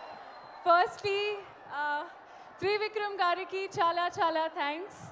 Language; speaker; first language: Telugu; non-native, learner; Hindi